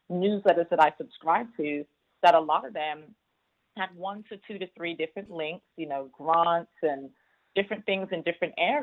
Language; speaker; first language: English; native; English